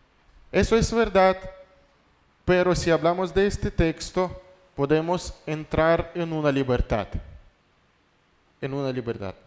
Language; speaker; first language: Spanish; non-native, fluent; Russian